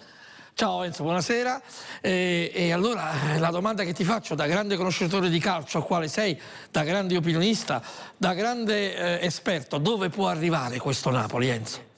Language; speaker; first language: Italian; native; Italian